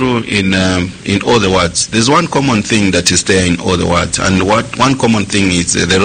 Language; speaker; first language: English; non-native, local second language; Nyanja